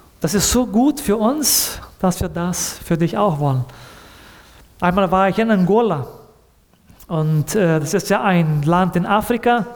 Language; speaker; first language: German; early bilingual, heritage; German